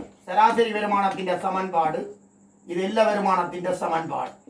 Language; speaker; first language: Tamil; native; Tamil